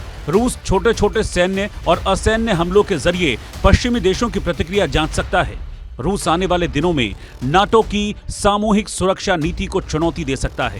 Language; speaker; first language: Hindi; native; Hindi